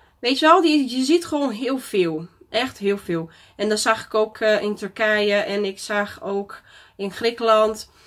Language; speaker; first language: Dutch; non-native, fluent; Portuguese